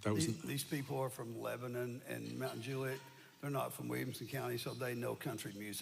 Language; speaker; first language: English; native; English